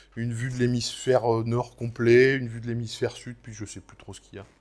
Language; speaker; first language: French; native; French